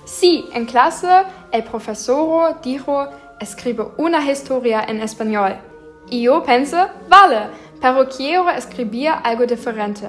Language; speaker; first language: Spanish; non-native, learner; German